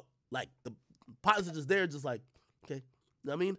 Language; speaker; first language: English; native; English